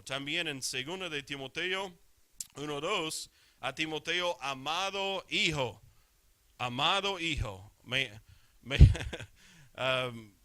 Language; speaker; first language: Spanish; non-native, fluent; English